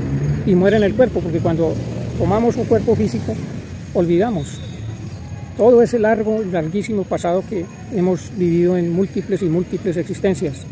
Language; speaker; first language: Spanish; native; Spanish